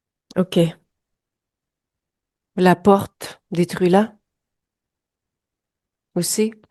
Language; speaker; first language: French; native; French